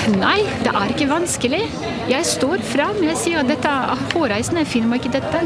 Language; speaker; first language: Norwegian; non-native, fluent; Russian